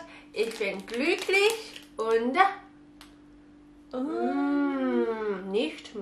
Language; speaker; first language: German; non-native, learner; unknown